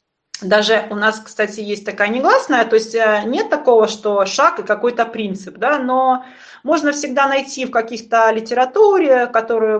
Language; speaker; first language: Russian; native; Russian